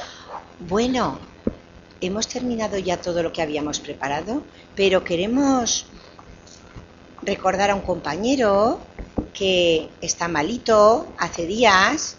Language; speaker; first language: Spanish; native; Spanish